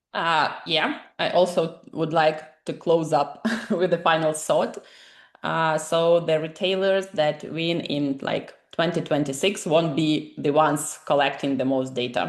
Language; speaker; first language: English; non-native, fluent; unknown